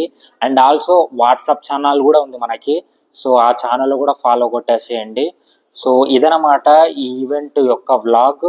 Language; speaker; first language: Telugu; native; Telugu